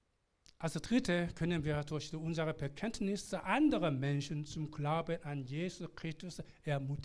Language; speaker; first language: German; non-native, learner; Korean